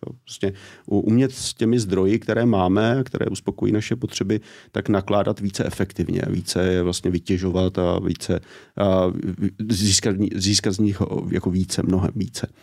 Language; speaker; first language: Czech; native; Czech